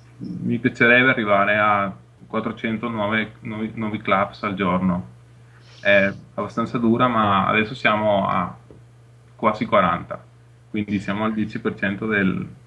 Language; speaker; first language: Italian; non-native, fluent; Spanish